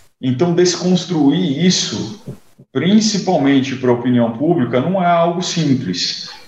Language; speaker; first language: Portuguese; native; Portuguese